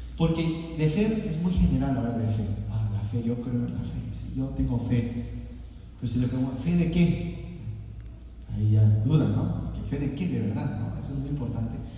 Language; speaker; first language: Spanish; early bilingual, other home language; Korean